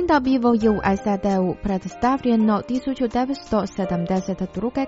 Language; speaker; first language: Croatian; non-native, fluent; Chinese